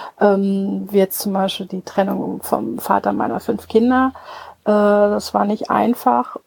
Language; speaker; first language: German; native; German